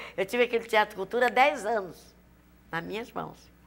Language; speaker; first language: Portuguese; native; Portuguese